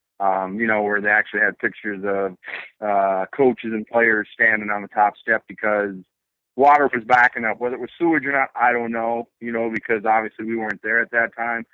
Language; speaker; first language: English; native; English